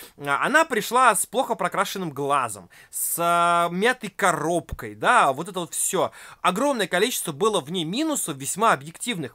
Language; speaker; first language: Russian; native; Russian